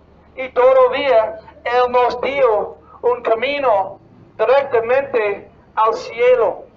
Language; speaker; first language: Spanish; non-native, fluent; English